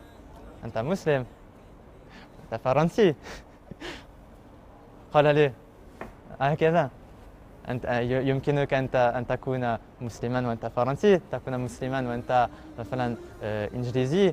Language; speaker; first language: Arabic; non-native, learner; French